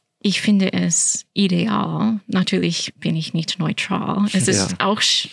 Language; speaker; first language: German; non-native, fluent; English